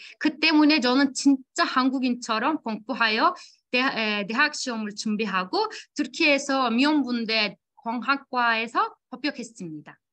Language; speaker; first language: Korean; non-native, fluent; Turkish